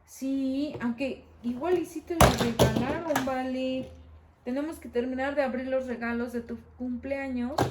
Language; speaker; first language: Spanish; native; Spanish